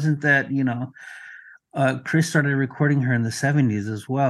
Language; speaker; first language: English; non-native, fluent; Spanish